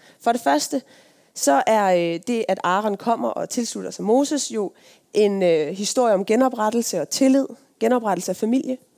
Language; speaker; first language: Danish; native; Danish